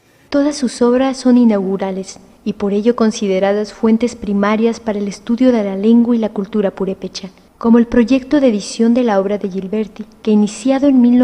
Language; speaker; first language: Spanish; native; Spanish